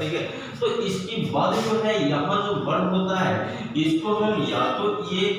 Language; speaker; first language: Hindi; native; Hindi